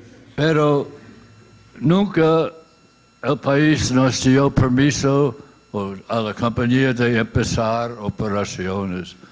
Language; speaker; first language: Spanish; non-native, learner; English